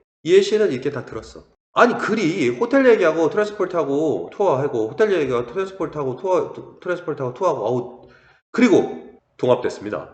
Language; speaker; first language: Korean; native; Korean